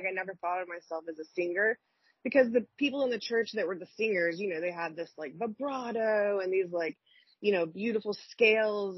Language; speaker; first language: English; native; English